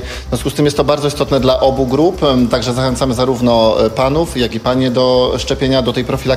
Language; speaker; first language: Polish; native; Polish